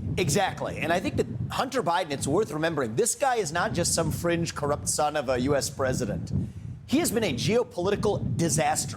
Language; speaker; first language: English; native; English